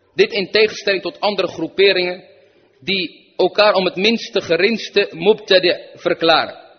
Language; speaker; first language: Dutch; early bilingual, other home language; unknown